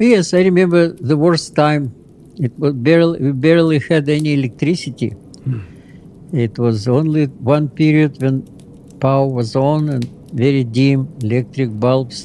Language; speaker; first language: English; non-native, fluent; Russian